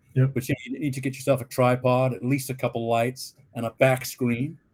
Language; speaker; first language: English; native; English